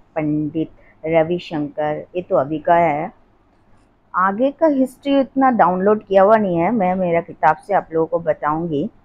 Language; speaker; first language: Hindi; non-native, local second language; Assamese